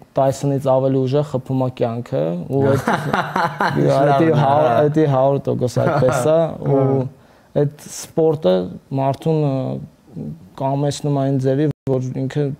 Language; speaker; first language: Armenian; early bilingual, heritage; Armenian